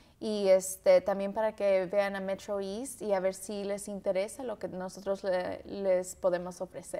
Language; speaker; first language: Spanish; early bilingual, heritage; Spanish